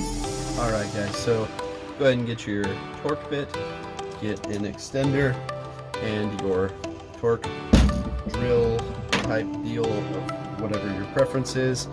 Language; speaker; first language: English; native; English